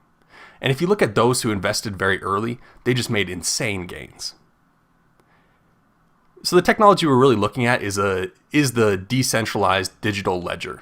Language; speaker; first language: English; native; English